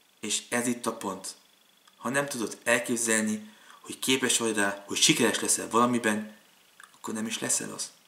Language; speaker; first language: Hungarian; early bilingual, other home language; German